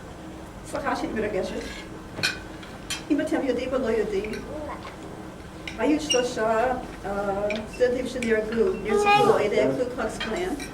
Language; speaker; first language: Hebrew; non-native, fluent; English